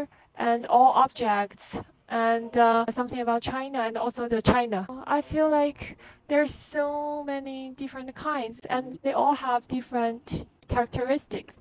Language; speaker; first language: English; non-native, learner; Chinese